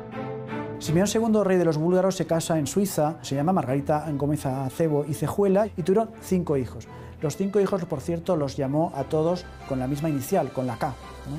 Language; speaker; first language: Spanish; native; Spanish